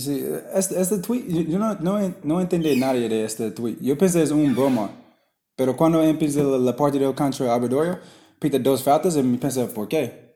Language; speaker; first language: Spanish; non-native, learner; English